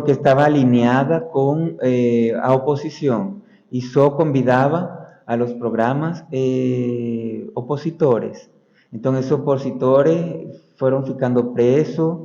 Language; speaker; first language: Portuguese; non-native, fluent; Spanish